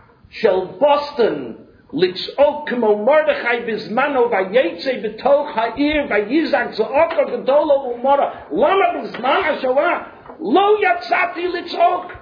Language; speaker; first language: Hebrew; non-native, fluent; English